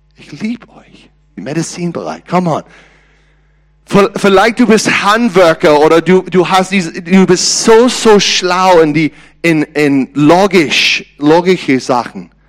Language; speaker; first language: German; non-native, learner; English